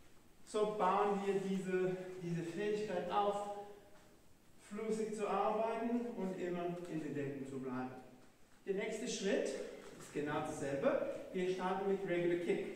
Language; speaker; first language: German; non-native, fluent; Hebrew